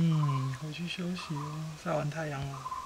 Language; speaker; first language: Chinese; native; Chinese